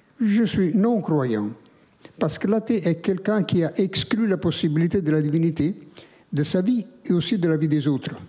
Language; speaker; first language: French; non-native, fluent; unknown